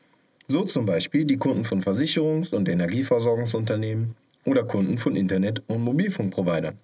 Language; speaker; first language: German; native; German